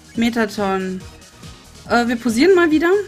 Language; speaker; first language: German; native; German